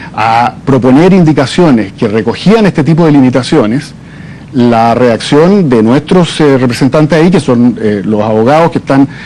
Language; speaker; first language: Spanish; native; Spanish